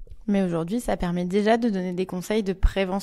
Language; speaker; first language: French; native; French